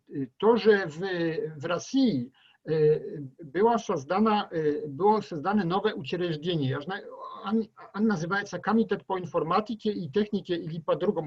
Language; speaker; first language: Russian; non-native, learner; Polish